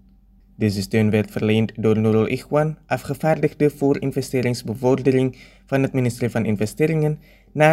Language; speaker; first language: Dutch; non-native, fluent; Indonesian